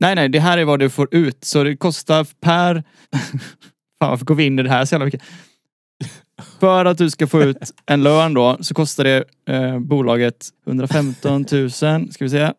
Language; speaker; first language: Swedish; native; Swedish